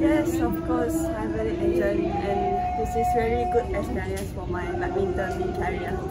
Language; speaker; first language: English; non-native, learner; Japanese